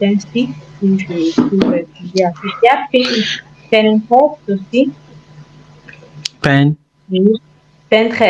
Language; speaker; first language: French; non-native, fluent; Igbo